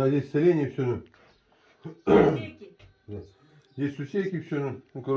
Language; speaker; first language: Russian; native; Russian